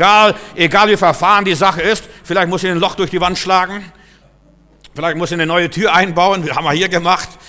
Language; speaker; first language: German; native; German